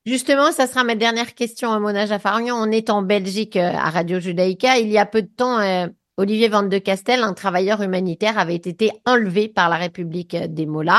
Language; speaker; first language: French; native; French